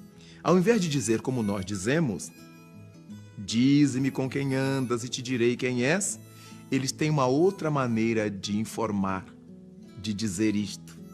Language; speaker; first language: Portuguese; native; Portuguese